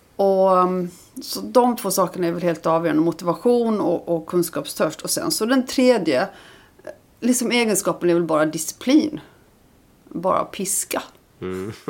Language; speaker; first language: Swedish; early bilingual, other home language; Icelandic